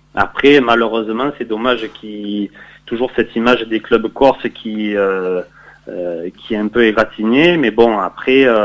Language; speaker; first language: French; native; French